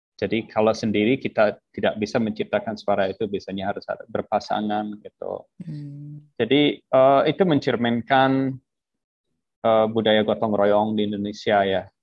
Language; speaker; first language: Indonesian; non-native, fluent; English